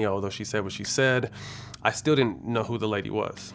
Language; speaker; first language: English; native; English